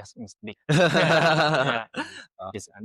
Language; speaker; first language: English; non-native, learner; Thai